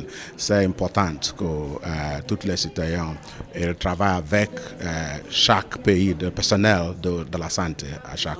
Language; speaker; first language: French; non-native, learner; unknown